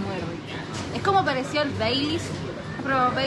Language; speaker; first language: Spanish; native; Spanish